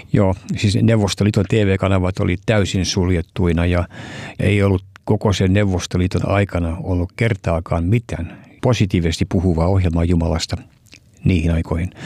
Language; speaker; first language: Finnish; early bilingual, heritage; Finnish